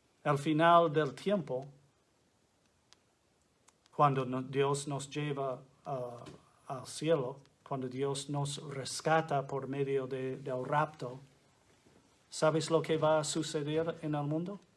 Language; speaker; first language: Spanish; non-native, fluent; English